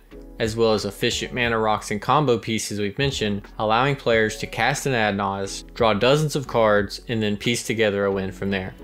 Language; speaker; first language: English; native; English